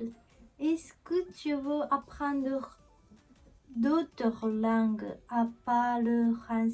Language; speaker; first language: French; non-native, learner; Japanese